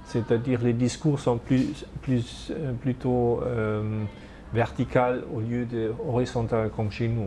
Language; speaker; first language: French; non-native, fluent; German